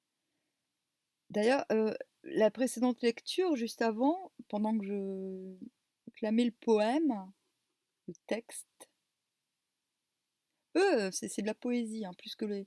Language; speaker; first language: French; native; French